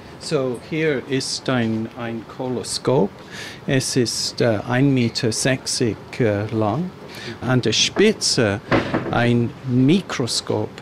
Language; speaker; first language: German; non-native, fluent; English